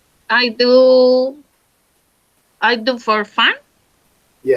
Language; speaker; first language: English; non-native, learner; Spanish